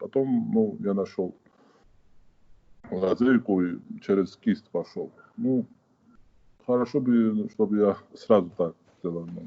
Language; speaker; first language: Russian; non-native, fluent; Georgian